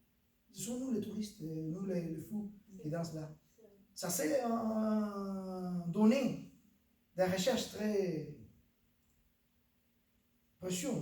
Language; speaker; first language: French; non-native, fluent; Spanish